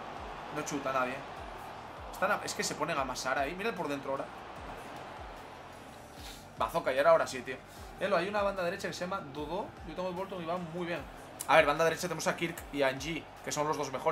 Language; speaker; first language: Spanish; native; Spanish